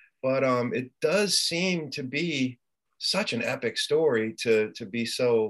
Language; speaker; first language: English; native; English